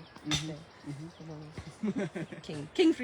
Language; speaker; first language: Spanish; non-native, learner; English